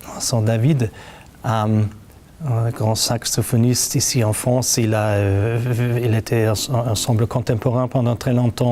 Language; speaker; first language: French; non-native, fluent; German